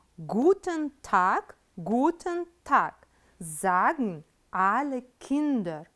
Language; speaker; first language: German; non-native, fluent; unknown